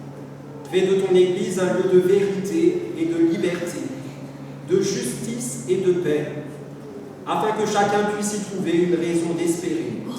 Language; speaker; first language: French; native; French